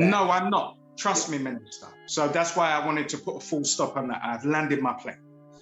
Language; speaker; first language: English; native; English